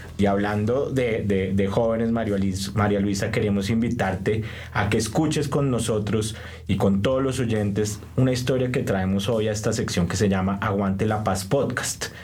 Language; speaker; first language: Spanish; native; Spanish